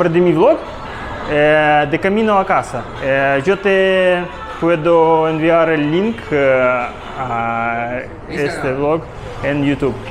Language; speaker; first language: Spanish; non-native, learner; Russian